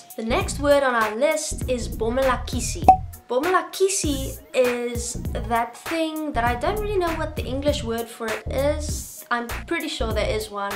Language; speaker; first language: English; non-native, local second language; Afrikaans